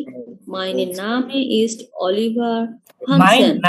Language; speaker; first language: German; non-native, learner; Bangla